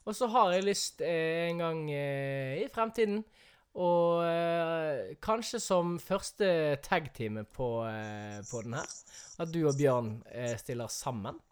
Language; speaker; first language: Norwegian; native; Norwegian